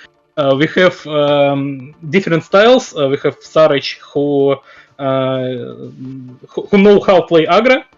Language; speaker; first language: English; non-native, learner; Russian